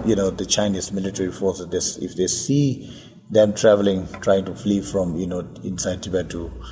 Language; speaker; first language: English; non-native, local second language; Tibetan